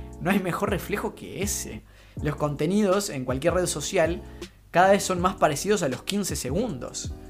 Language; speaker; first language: Spanish; native; Spanish